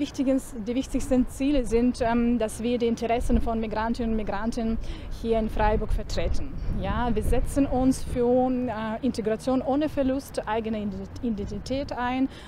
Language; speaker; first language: German; non-native, fluent; Ukrainian